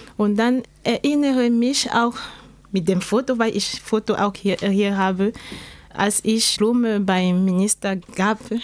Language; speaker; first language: German; non-native, learner; French